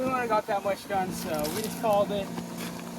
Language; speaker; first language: English; native; English